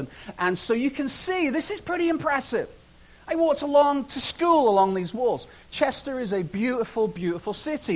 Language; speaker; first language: English; native; English